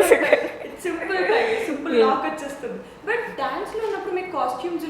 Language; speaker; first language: Telugu; native; Telugu